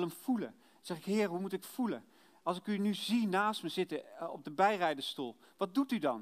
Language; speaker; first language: Dutch; native; Dutch